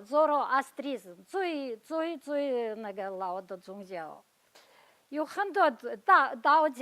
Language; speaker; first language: Chinese; non-native, fluent; Kazakh